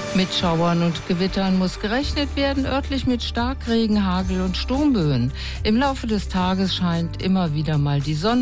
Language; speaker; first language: German; native; German